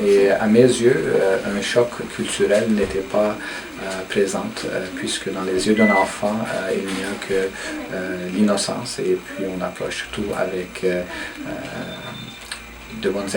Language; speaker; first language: French; early bilingual, other home language; Turkish